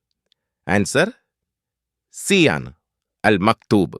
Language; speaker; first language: Arabic; non-native, fluent; Malayalam